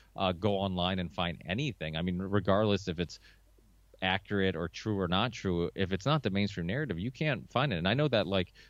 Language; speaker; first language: English; early bilingual, other home language; Portuguese